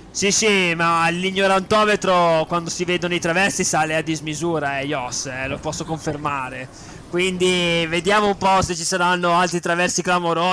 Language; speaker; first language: Italian; native; Italian